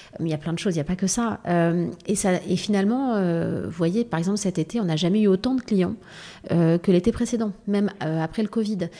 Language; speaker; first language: French; native; French